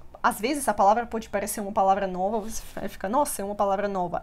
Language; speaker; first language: Portuguese; non-native, fluent; Russian